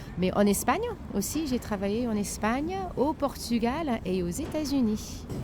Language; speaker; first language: French; non-native, fluent; English